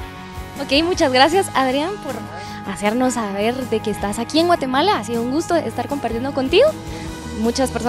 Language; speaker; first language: Spanish; native; Spanish